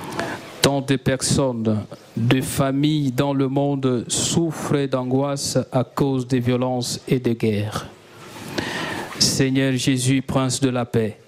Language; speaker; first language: French; native; French